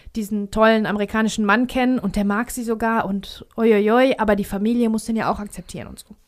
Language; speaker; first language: German; early bilingual, heritage; Greek